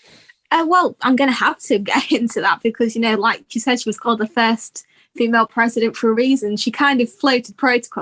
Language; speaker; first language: English; native; English